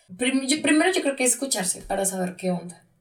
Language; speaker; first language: Spanish; native; Spanish